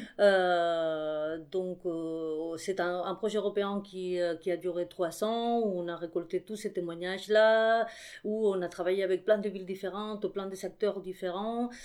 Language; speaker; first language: French; non-native, fluent; Spanish